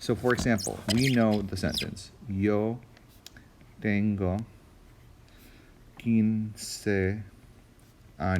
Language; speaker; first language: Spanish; non-native, fluent; English